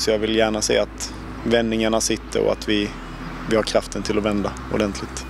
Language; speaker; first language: Swedish; native; Swedish